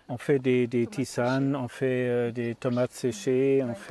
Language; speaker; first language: French; non-native, learner; German